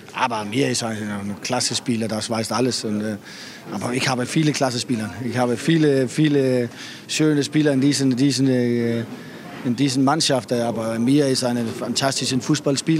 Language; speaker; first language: German; non-native, fluent; Danish